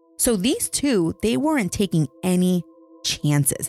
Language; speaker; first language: English; early bilingual, other home language; Spanish